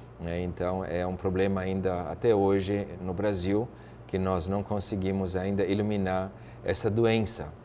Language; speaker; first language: Portuguese; non-native, fluent; German